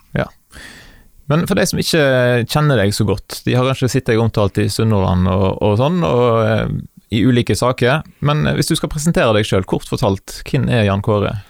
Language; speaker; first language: Norwegian; native; Norwegian